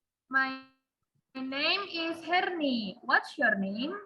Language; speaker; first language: English; non-native, learner; Indonesian